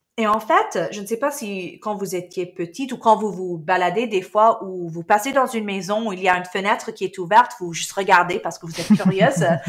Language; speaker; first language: French; non-native, local second language; Arabic